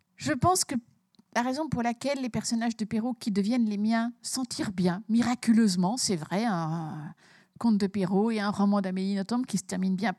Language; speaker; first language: French; early bilingual, heritage; French